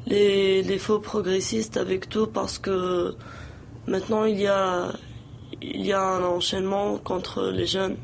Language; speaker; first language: French; non-native, local second language; Arabic